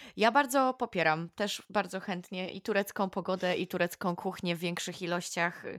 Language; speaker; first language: Polish; native; Polish